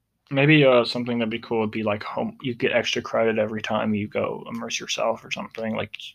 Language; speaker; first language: English; native; English